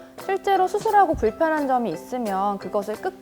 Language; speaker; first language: Korean; native; Korean